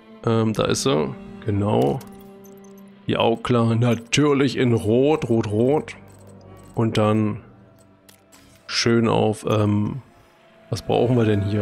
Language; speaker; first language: German; native; German